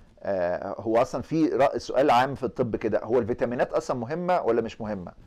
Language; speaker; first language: Arabic; native; Arabic